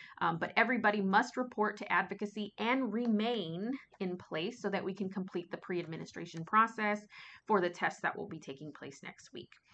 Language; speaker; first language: English; native; English